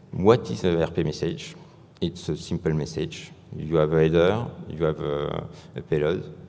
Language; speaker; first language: English; non-native, fluent; French